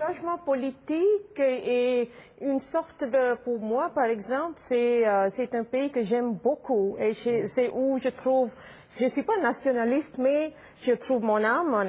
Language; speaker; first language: French; non-native, fluent; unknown